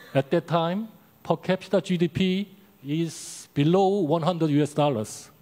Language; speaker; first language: English; non-native, learner; Korean